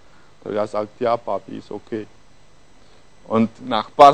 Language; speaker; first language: German; non-native, fluent; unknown